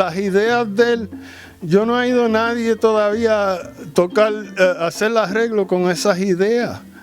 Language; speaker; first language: Spanish; early bilingual, heritage; Spanish